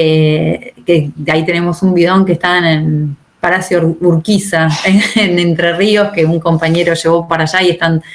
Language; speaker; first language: Spanish; native; Spanish